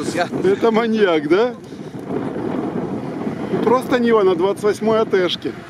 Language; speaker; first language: Russian; native; Russian